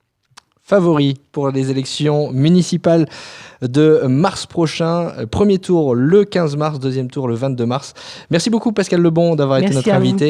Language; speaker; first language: French; native; French